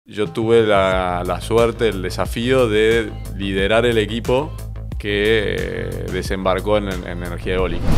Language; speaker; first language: Spanish; native; Spanish